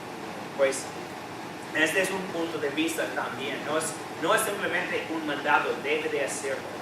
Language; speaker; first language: Spanish; non-native, fluent; English